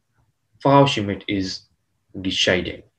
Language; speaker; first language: German; non-native, learner; Hindi